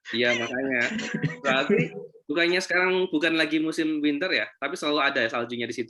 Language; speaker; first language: Indonesian; native; Indonesian